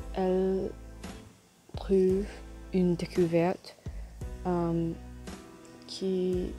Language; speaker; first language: French; non-native, learner; English